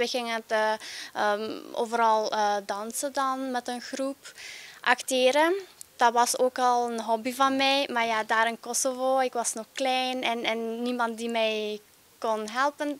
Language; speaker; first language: Dutch; early bilingual, other home language; Albanian